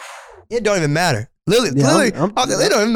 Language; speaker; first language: English; native; English